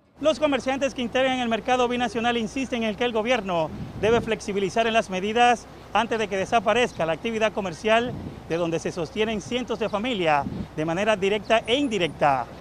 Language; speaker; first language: Spanish; native; Spanish